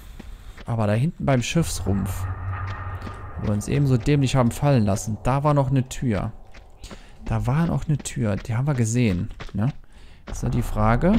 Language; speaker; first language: German; native; German